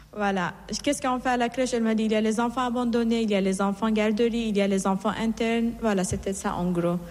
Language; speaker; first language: French; non-native, fluent; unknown